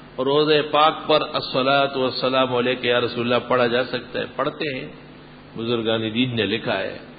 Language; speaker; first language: Urdu; non-native, local second language; Pashto